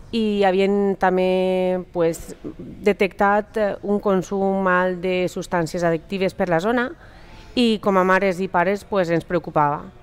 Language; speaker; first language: Catalan; native; Catalan